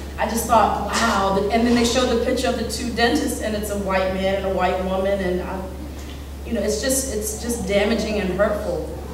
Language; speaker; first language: English; native; English